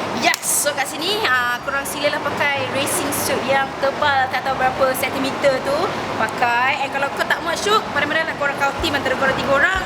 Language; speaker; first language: Malay; native; Malay